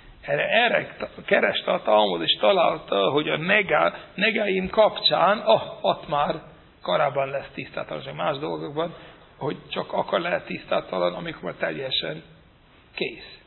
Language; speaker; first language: Hungarian; non-native, fluent; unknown